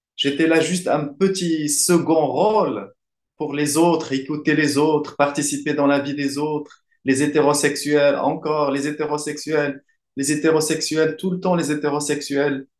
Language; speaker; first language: French; non-native, local second language; Arabic